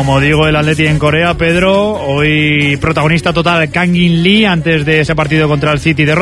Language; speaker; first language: Spanish; native; Spanish